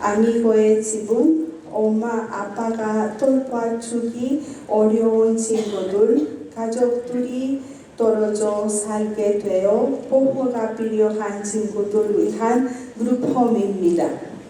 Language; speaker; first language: Korean; non-native, learner; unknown